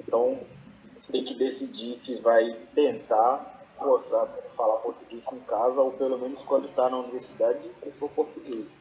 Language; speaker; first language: Portuguese; non-native, fluent; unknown